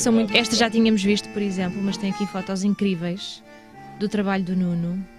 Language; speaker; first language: Portuguese; native; Portuguese